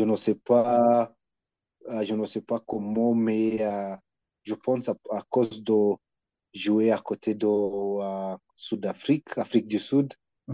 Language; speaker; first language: French; non-native, learner; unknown